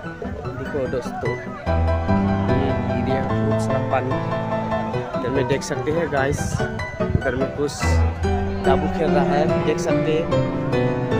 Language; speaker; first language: Hindi; non-native, local second language; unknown